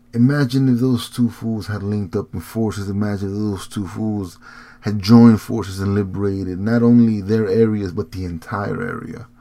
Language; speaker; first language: English; early bilingual, heritage; Spanish